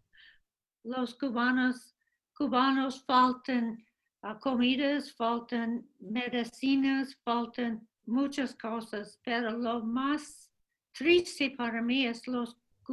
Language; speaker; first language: Spanish; non-native, fluent; English